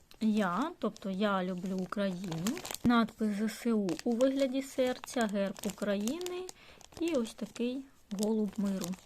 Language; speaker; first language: Ukrainian; non-native, local second language; Russian